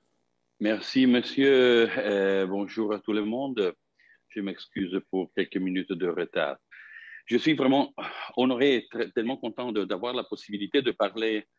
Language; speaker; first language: French; non-native, fluent; Italian